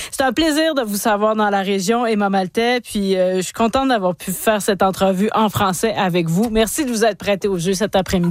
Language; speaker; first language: French; native; French